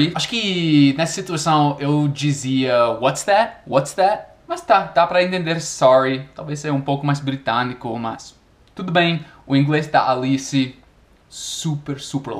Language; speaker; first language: Portuguese; non-native, fluent; English